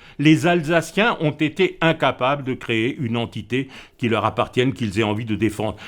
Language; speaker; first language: French; non-native, local second language; Swiss German